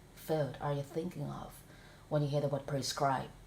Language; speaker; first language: English; non-native, fluent; Vietnamese